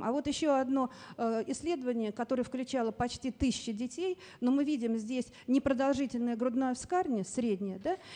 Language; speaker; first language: Russian; native; Russian